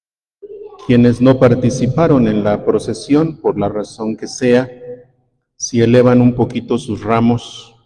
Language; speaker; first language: Spanish; native; Spanish